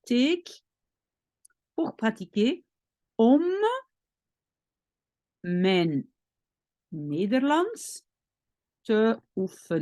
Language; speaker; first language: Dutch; non-native, local second language; French